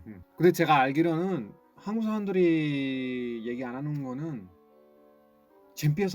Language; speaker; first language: Korean; non-native, fluent; Spanish